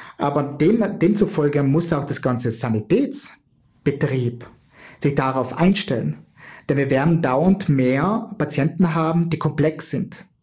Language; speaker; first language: German; native; German